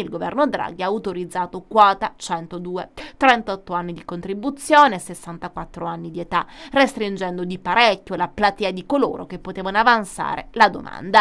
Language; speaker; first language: Italian; native; Italian